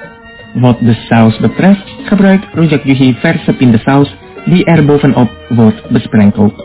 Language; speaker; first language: Dutch; non-native, fluent; Indonesian